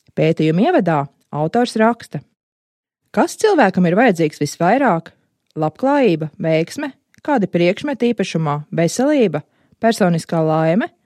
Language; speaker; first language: Latvian; native; Latvian